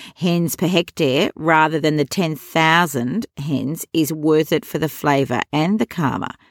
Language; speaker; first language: English; native; English